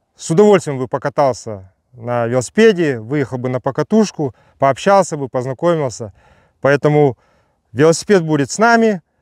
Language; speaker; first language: Russian; native; Russian